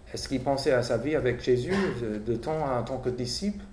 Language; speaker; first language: French; non-native, fluent; English